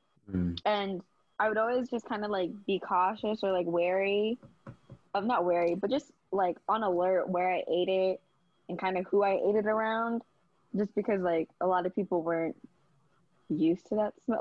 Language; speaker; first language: English; early bilingual, other home language; Vietnamese